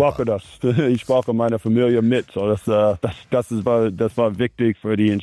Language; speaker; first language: German; non-native, fluent; English